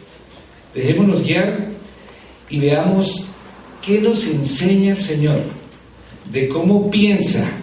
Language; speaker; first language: Spanish; native; Spanish